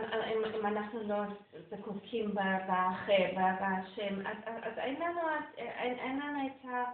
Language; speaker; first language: Hebrew; non-native, learner; English